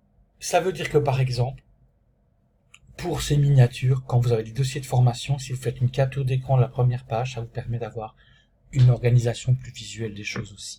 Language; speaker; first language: French; native; French